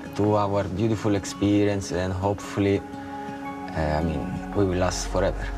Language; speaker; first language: English; native; English